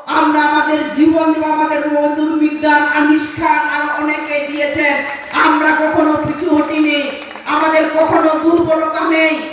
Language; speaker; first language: Bangla; non-native, local second language; Santali